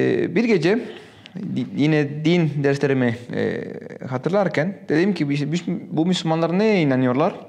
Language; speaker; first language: Turkish; non-native, fluent; Spanish